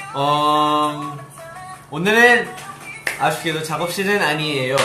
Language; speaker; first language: Korean; early bilingual, heritage; Korean